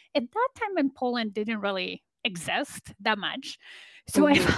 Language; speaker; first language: English; non-native, fluent; Polish